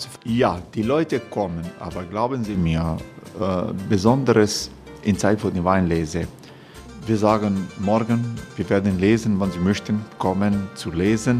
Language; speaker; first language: German; non-native, learner; Croatian